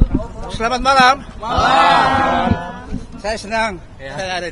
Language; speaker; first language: Indonesian; early bilingual, heritage; Indonesian